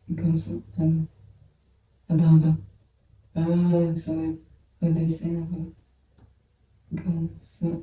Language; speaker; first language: French; non-native, learner; Chinese